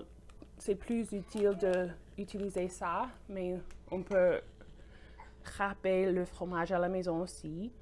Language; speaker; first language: French; non-native, fluent; English